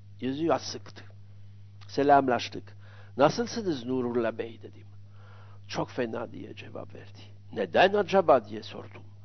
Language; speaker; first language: Turkish; non-native, fluent; French